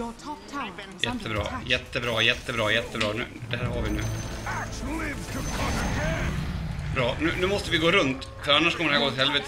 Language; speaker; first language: Swedish; native; Swedish